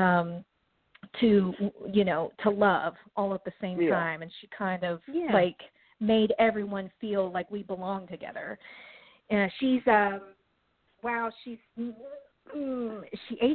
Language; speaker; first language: English; native; English